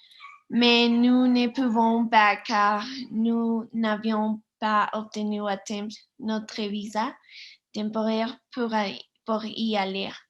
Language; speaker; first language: French; non-native, learner; Spanish